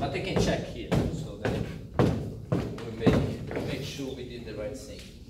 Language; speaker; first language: English; non-native, fluent; Portuguese